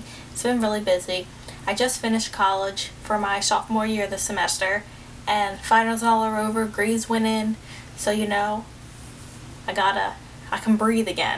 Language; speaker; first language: English; native; English